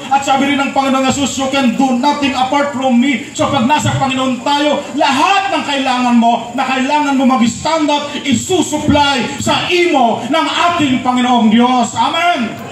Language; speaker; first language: Filipino; non-native, local second language; Pampanga